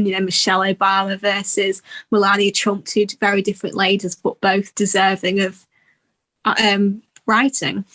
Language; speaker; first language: English; native; English